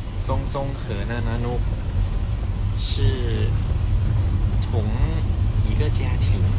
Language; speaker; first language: Chinese; non-native, learner; Thai